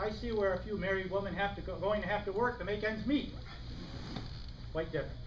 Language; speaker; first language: English; native; English